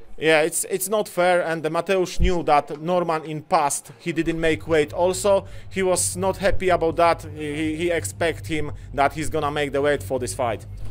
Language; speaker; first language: English; non-native, fluent; Polish